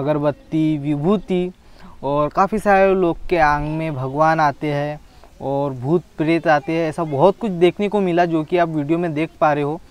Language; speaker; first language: Hindi; non-native, local second language; Marathi